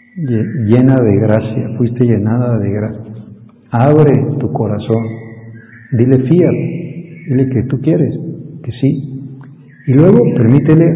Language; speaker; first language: Spanish; native; Spanish